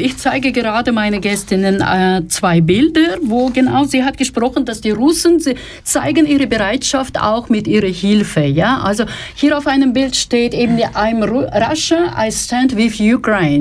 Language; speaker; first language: German; non-native, fluent; Russian